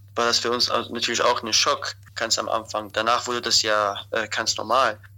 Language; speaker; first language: German; non-native, fluent; Arabic